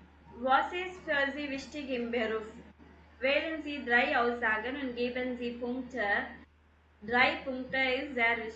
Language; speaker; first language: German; non-native, learner; Tamil